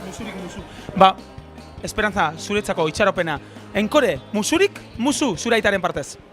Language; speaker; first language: Basque; native; Basque